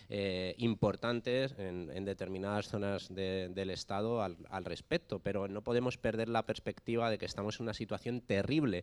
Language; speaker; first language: Spanish; native; Spanish